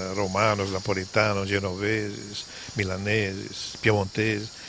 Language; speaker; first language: Portuguese; non-native, fluent; Italian